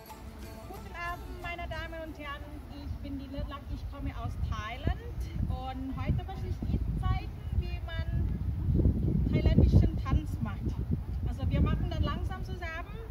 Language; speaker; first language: German; non-native, fluent; Thai